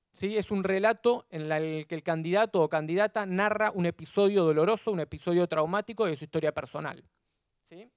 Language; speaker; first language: Spanish; native; Spanish